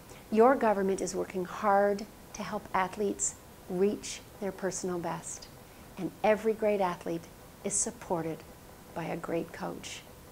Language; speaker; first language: English; native; English